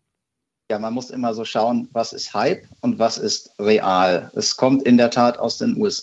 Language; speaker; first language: German; native; German